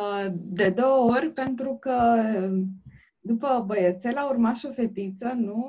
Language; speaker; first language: Romanian; native; Romanian